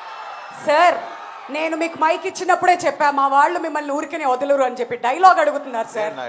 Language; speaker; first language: Telugu; native; Telugu